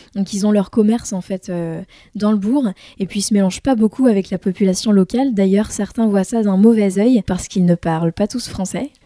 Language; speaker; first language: French; native; French